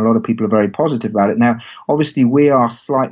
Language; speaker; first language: English; native; English